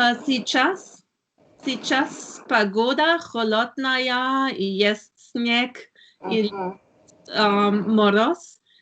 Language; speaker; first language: Russian; non-native, learner; German